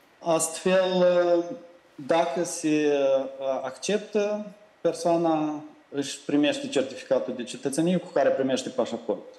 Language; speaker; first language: Romanian; native; Romanian